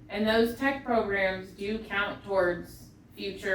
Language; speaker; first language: English; native; English